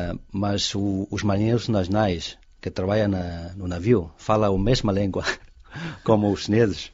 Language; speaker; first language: Portuguese; non-native, fluent; Chinese